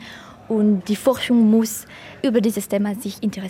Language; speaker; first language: German; non-native, local second language; French